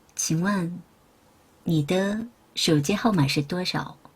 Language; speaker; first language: Chinese; non-native, fluent; Korean